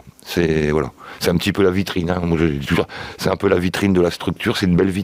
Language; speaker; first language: French; native; French